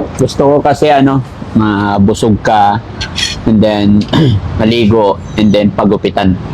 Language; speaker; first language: Filipino; non-native, local second language; Pangasinan